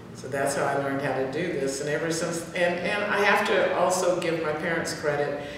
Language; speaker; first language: English; native; English